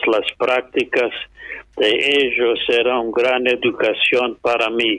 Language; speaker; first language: Spanish; non-native, fluent; English